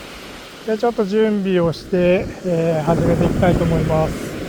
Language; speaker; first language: Japanese; native; Japanese